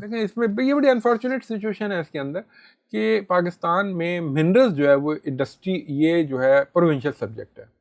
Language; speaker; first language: Urdu; native; Urdu